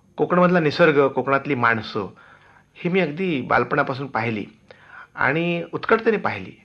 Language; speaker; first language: Marathi; native; Marathi